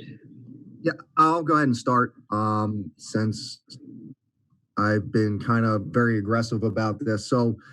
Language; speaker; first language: English; native; English